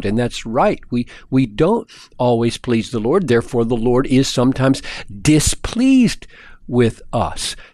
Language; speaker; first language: English; native; English